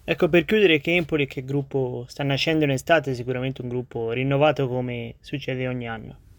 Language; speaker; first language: Italian; native; Italian